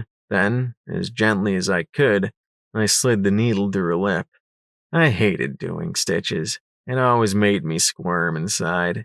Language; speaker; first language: English; native; English